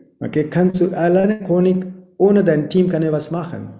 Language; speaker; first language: German; non-native, fluent; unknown